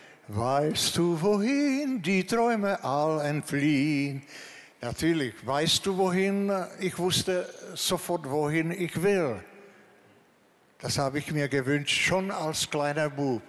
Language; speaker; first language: German; non-native, fluent; Czech